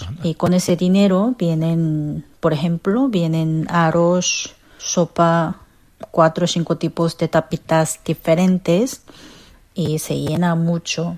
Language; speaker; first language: Spanish; non-native, fluent; Korean